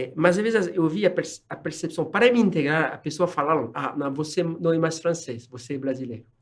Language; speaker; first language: Portuguese; non-native, fluent; French